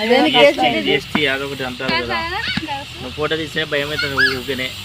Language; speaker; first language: Telugu; native; Telugu